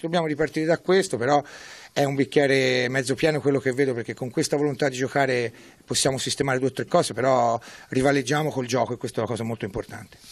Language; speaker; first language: Italian; native; Italian